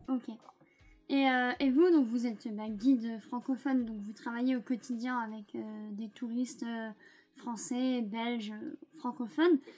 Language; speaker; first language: French; native; French